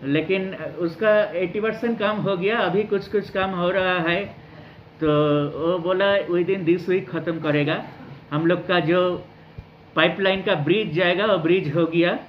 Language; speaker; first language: Hindi; non-native, local second language; Nepali